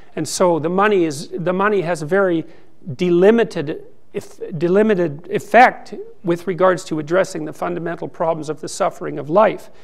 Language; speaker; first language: English; native; English